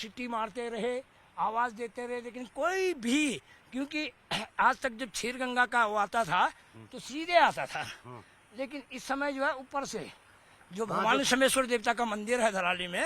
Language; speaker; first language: Hindi; native; Hindi